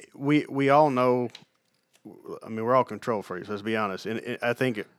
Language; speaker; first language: English; native; English